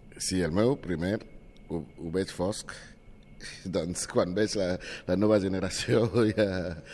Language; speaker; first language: Catalan; non-native, fluent; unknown